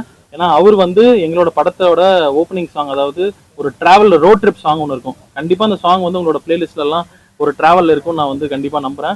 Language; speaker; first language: Tamil; native; Tamil